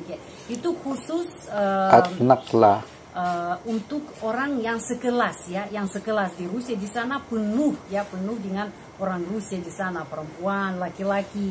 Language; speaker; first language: Indonesian; non-native, fluent; Russian